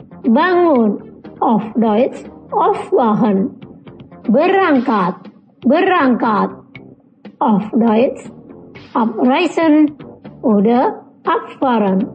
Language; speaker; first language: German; non-native, fluent; Indonesian